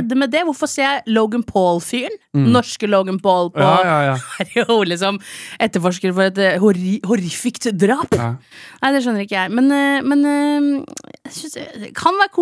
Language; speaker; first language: Norwegian; native; Norwegian